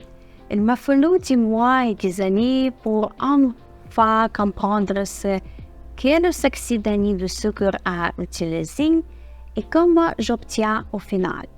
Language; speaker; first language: French; non-native, fluent; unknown